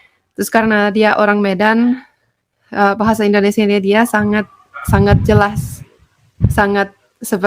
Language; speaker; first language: Indonesian; non-native, fluent; Finnish